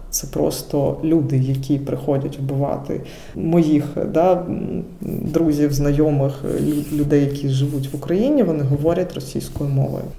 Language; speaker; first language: Ukrainian; non-native, local second language; Russian